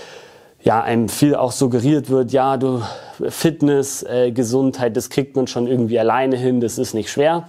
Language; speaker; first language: German; native; German